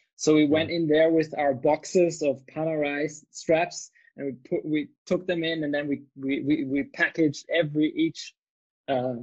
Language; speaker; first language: English; non-native, fluent; German